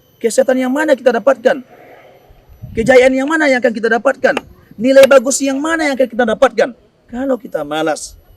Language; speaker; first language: Indonesian; non-native, local second language; Minangkabau